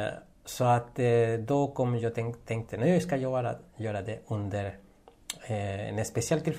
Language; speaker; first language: Swedish; non-native, fluent; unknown